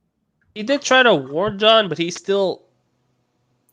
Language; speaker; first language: English; native; English